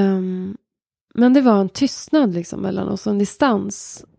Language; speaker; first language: Swedish; native; Swedish